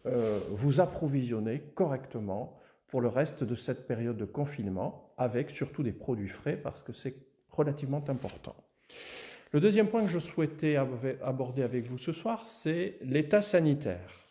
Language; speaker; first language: French; native; French